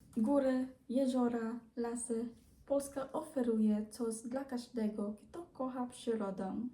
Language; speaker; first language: Polish; non-native, learner; Filipino